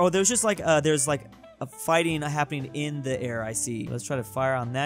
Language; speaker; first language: English; native; English